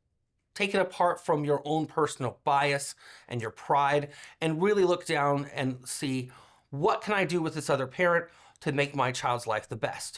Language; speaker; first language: English; native; English